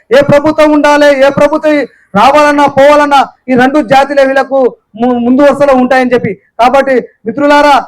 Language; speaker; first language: Telugu; non-native, local second language; Lambadi